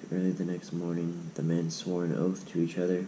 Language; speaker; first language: English; native; English